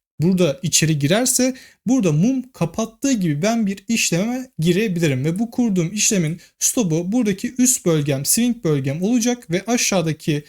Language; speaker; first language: Turkish; native; Turkish